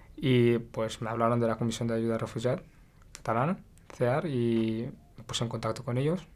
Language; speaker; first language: Spanish; non-native, local second language; Arabic